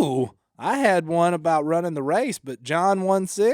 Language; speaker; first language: English; native; English